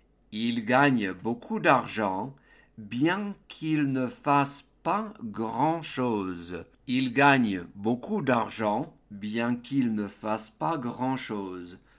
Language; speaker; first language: French; non-native, fluent; English